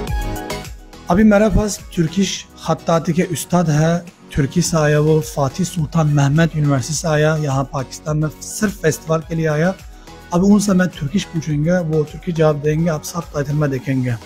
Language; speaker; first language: Hindi; non-native, learner; Turkish